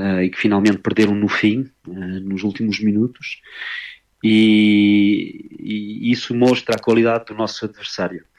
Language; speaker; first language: Portuguese; early bilingual, heritage; Portuguese